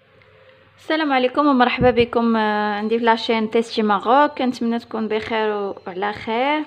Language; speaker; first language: Arabic; native; Arabic